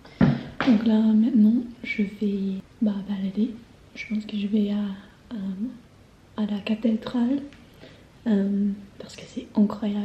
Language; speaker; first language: French; non-native, learner; English